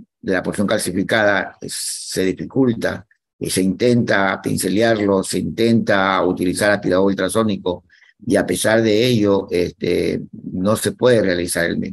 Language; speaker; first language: Spanish; native; Spanish